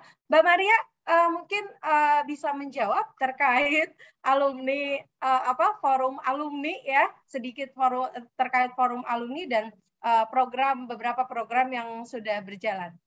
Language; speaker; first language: Indonesian; native; Indonesian